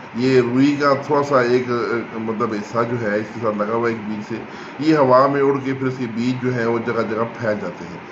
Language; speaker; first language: Urdu; non-native, local second language; Punjabi